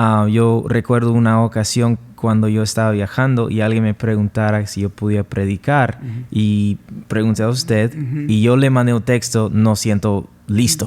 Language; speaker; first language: Spanish; non-native, fluent; English